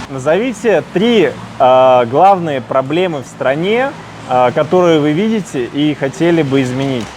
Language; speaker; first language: Russian; native; Russian